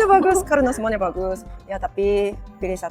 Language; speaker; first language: Indonesian; non-native, learner; Japanese